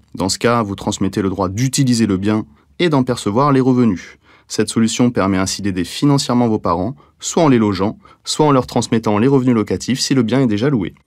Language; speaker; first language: French; native; French